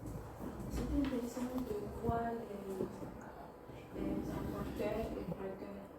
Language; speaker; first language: French; non-native, learner; Bulgarian